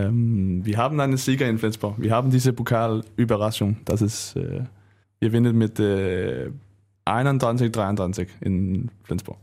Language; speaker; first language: German; non-native, learner; Danish